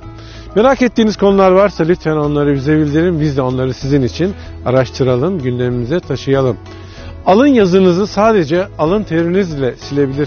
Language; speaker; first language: Turkish; native; Turkish